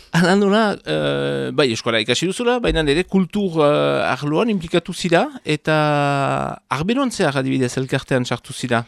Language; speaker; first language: Basque; native; Basque